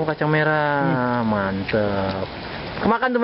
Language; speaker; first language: Indonesian; native; Indonesian